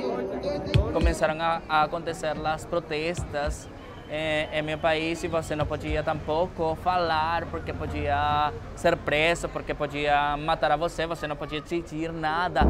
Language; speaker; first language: Portuguese; non-native, fluent; Spanish